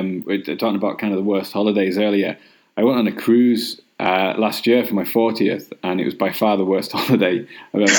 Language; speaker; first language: English; native; English